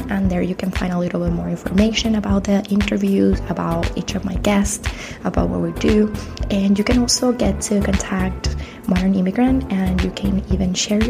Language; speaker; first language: English; non-native, fluent; Spanish